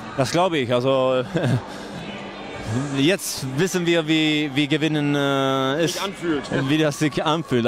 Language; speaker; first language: German; non-native, fluent; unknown